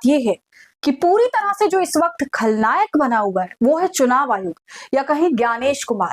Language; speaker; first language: Hindi; native; Hindi